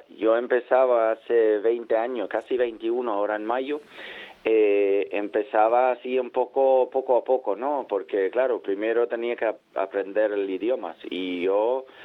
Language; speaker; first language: Spanish; non-native, fluent; Danish